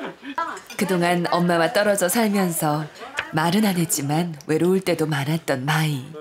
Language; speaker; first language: Korean; native; Korean